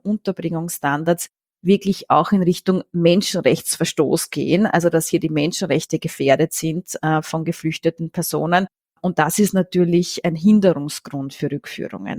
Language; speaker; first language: German; native; German